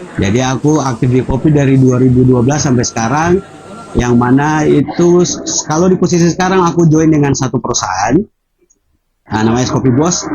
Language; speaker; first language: Indonesian; native; Indonesian